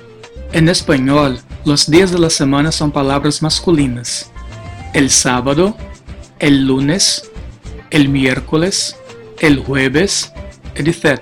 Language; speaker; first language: Spanish; non-native, fluent; Portuguese